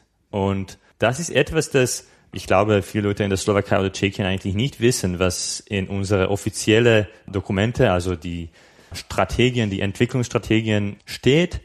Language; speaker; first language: German; non-native, fluent; Slovak